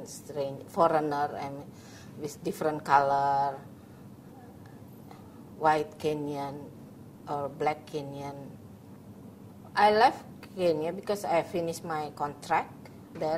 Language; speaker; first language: English; non-native, learner; Indonesian